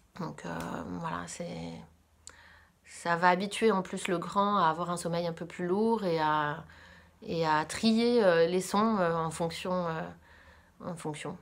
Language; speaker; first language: French; native; French